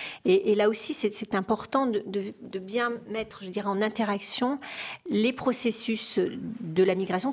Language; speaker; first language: French; native; French